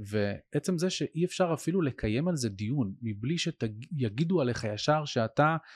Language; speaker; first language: Hebrew; native; Hebrew